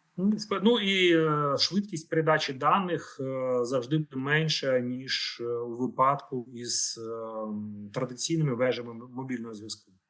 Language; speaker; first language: Ukrainian; native; Ukrainian